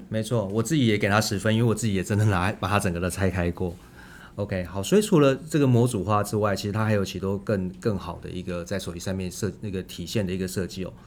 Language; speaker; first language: Chinese; native; Chinese